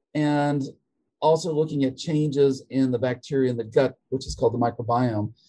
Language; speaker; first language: English; native; English